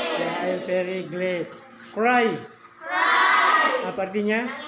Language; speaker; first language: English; non-native, learner; Indonesian